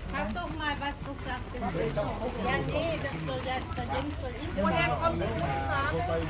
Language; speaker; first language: German; native; German